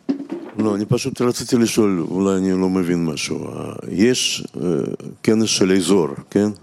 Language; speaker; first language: Hebrew; non-native, fluent; Russian